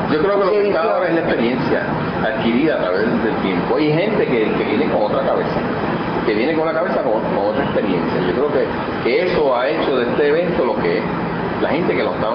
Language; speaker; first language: Spanish; native; Spanish